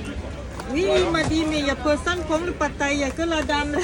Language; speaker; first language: French; non-native, learner; Thai